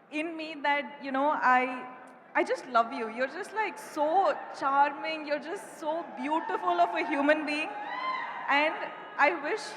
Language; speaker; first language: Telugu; non-native, local second language; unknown